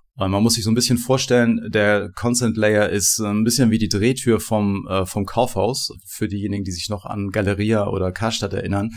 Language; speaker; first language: German; native; German